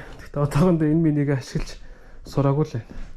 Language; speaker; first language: Mongolian; native; Mongolian